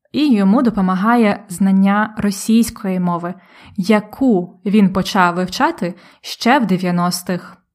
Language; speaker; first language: Ukrainian; native; Ukrainian